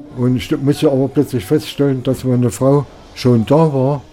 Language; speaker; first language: German; native; German